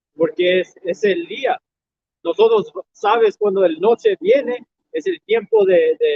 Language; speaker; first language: Spanish; non-native, learner; English